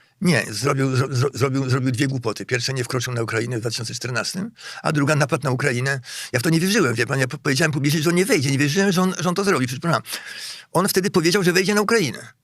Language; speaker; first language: Polish; native; Polish